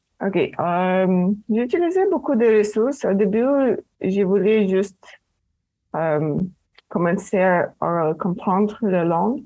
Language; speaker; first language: French; non-native, fluent; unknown